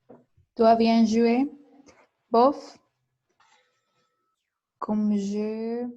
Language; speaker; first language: French; non-native, learner; Spanish